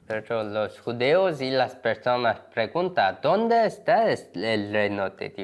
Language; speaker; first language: Spanish; non-native, learner; Korean